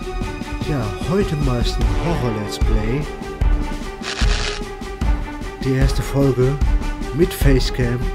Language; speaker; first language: German; native; German